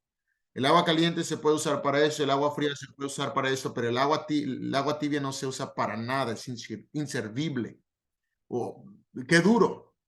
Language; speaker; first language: Spanish; native; Spanish